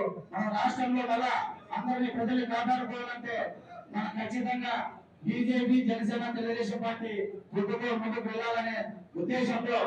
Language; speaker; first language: Telugu; native; Telugu